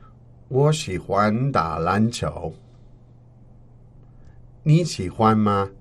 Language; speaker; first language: Chinese; non-native, learner; English